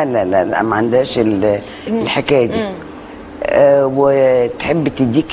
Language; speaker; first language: Arabic; native; Arabic